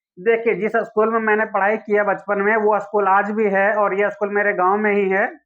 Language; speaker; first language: Hindi; native; Hindi